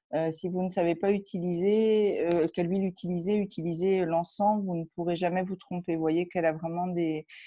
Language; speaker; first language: French; native; French